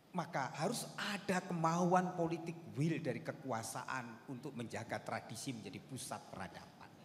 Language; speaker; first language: Indonesian; native; Indonesian